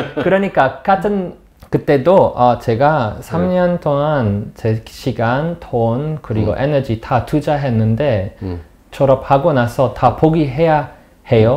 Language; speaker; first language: Korean; non-native, fluent; English